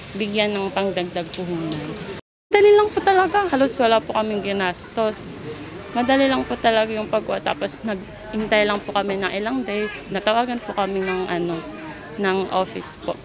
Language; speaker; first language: Filipino; non-native, local second language; Maranao